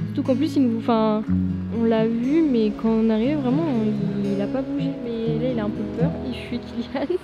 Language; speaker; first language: French; native; French